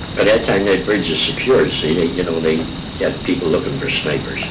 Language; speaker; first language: English; native; English